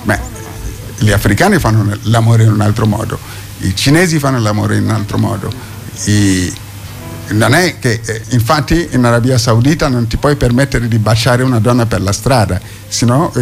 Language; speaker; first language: Italian; non-native, fluent; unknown